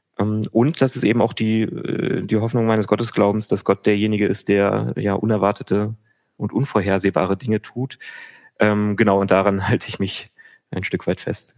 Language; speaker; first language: German; native; German